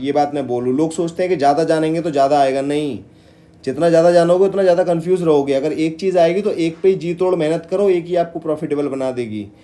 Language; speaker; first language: Hindi; native; Hindi